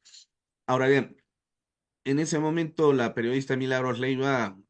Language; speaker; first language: Spanish; native; Spanish